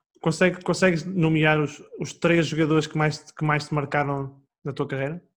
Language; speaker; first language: Portuguese; native; Portuguese